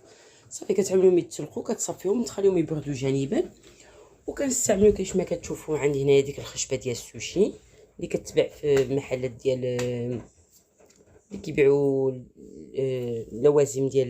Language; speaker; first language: Arabic; native; Arabic